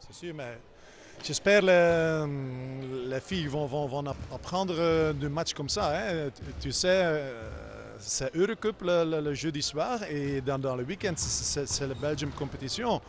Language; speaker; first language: French; non-native, learner; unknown